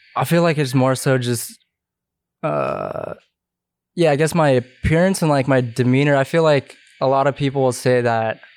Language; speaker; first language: English; early bilingual, other home language; Filipino